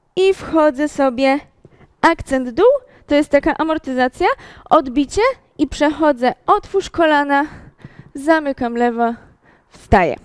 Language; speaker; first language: Polish; native; Polish